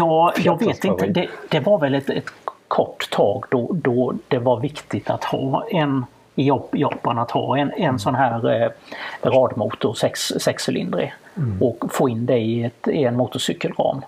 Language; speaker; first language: Swedish; native; Swedish